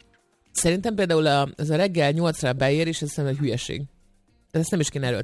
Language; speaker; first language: Hungarian; native; Hungarian